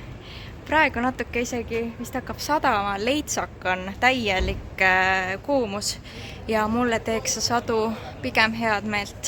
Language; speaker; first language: Estonian; native; Estonian